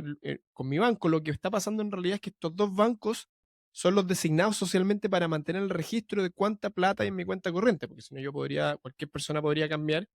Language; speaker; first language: Spanish; native; Spanish